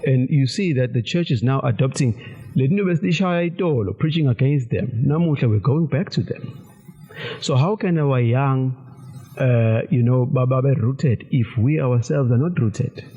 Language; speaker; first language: English; non-native, local second language; Zulu